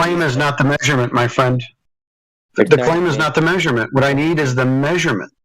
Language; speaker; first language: English; native; English